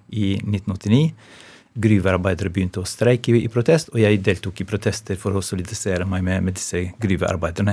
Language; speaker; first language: Norwegian; non-native, fluent; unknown